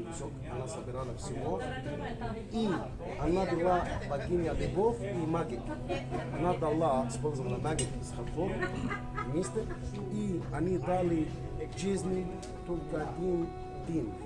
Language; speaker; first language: Russian; non-native, learner; Arabic